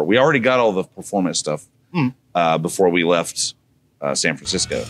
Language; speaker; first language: English; native; English